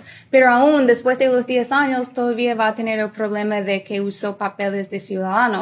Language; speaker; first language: Spanish; early bilingual, other home language; English